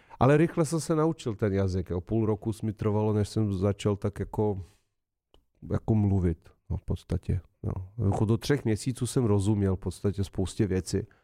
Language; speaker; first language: Czech; non-native, fluent; Serbian